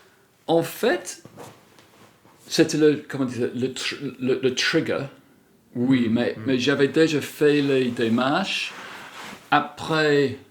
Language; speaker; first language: French; non-native, fluent; English